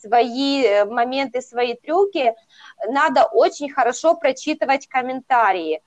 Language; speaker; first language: Russian; native; Russian